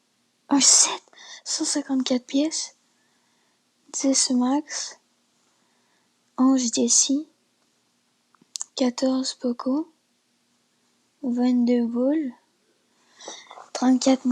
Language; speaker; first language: French; native; French